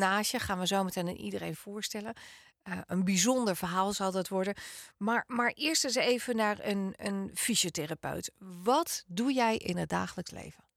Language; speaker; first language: Dutch; native; Dutch